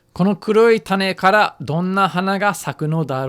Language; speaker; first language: Japanese; non-native, fluent; English